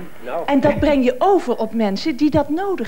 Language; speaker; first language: Dutch; native; Dutch